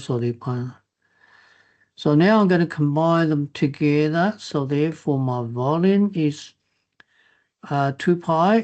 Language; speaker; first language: English; non-native, fluent; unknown